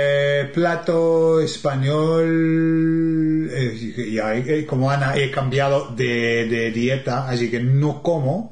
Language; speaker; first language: Spanish; non-native, fluent; English